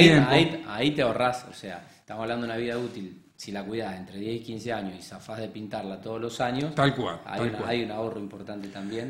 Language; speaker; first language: Spanish; native; Spanish